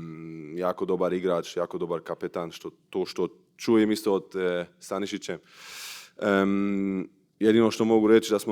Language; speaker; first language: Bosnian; early bilingual, heritage; Bosnian